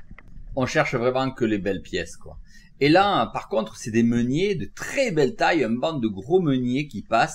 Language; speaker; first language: French; native; French